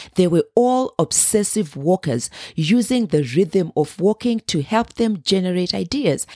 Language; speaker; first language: English; non-native, local second language; Shona